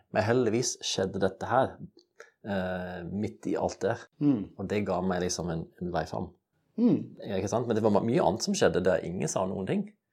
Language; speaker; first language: Norwegian; non-native, fluent; English